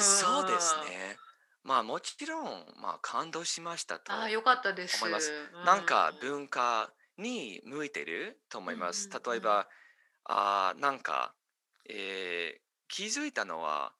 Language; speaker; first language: Japanese; non-native, learner; English